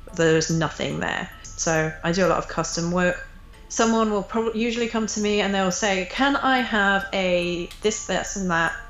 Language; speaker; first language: English; native; English